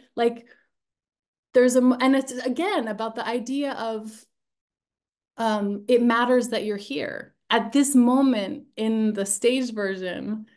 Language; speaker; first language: English; native; English